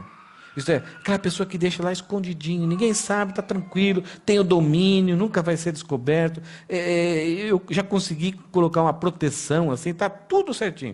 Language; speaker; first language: Portuguese; native; Portuguese